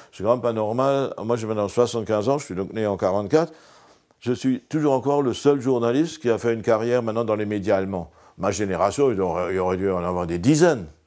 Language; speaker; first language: French; non-native, local second language; Swiss German